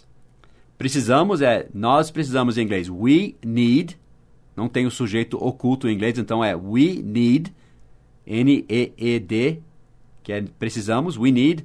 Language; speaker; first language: Portuguese; non-native, fluent; English